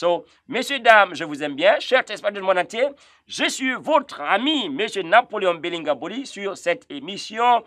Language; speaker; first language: French; non-native, fluent; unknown